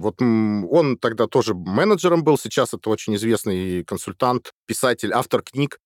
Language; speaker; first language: Russian; native; Russian